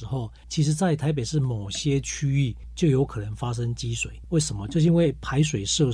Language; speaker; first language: Chinese; native; Chinese